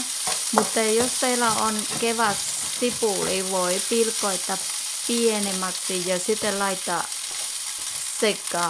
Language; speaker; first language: Finnish; non-native, learner; Thai